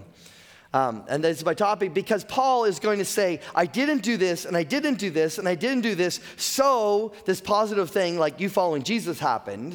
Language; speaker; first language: English; native; English